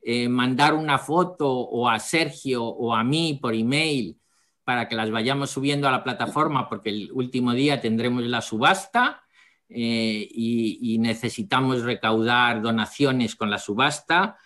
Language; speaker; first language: Spanish; native; Spanish